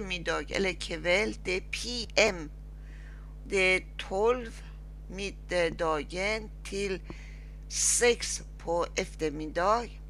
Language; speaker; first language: Swedish; non-native, learner; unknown